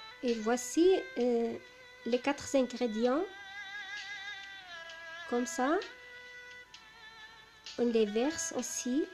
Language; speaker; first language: French; non-native, local second language; Arabic